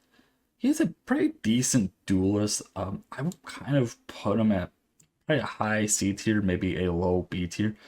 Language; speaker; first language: English; native; English